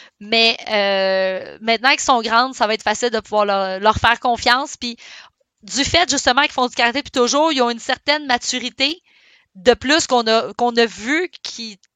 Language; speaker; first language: French; native; French